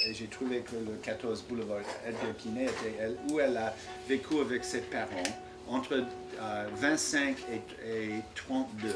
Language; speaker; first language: French; non-native, fluent; English